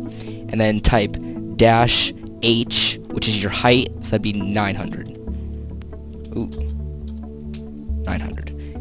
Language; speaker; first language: English; native; English